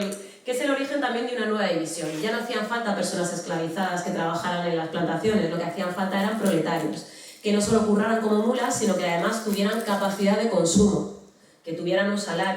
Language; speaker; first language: Spanish; native; Spanish